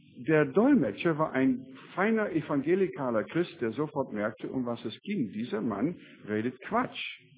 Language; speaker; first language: German; non-native, fluent; English